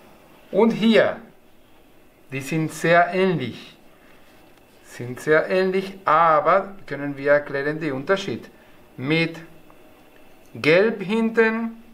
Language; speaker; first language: German; non-native, learner; Spanish